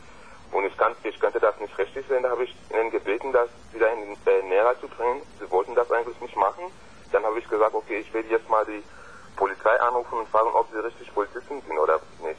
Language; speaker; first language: German; non-native, fluent; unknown